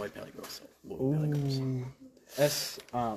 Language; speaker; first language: Spanish; non-native, learner; English